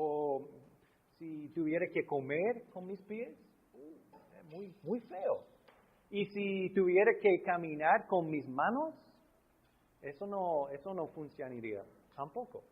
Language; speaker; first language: Spanish; non-native, fluent; English